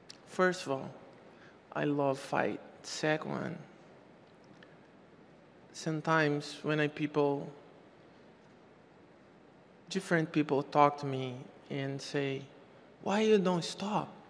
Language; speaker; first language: English; non-native, learner; Portuguese